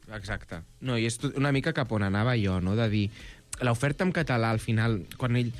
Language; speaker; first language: Catalan; native; Catalan